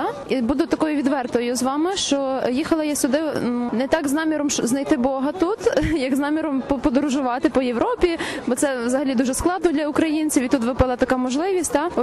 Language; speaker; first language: Ukrainian; native; Ukrainian